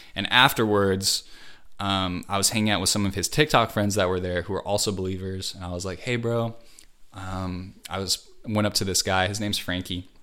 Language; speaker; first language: English; native; English